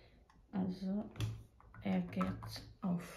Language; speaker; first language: German; non-native, fluent; Croatian